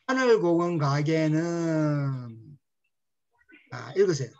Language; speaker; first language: Korean; non-native, fluent; Spanish